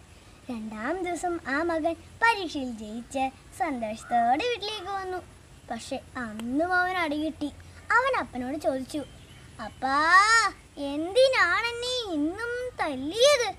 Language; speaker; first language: Malayalam; native; Malayalam